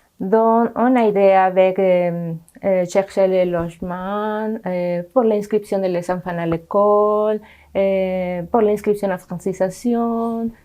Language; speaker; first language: French; non-native, learner; Spanish